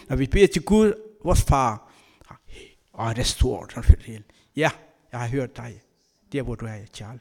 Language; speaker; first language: Danish; non-native, learner; Kabuverdianu